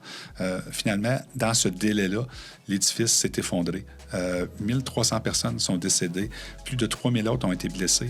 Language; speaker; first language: French; native; French